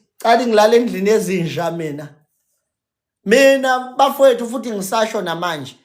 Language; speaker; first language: Zulu; native; Zulu